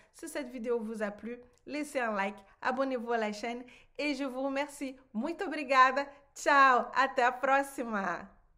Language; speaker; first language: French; non-native, fluent; Portuguese